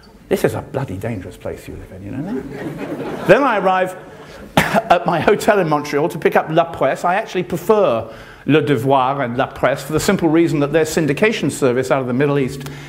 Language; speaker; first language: English; native; English